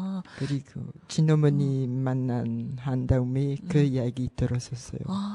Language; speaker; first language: Korean; non-native, learner; French